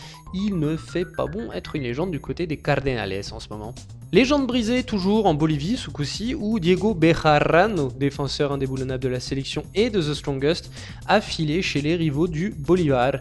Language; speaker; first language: French; native; French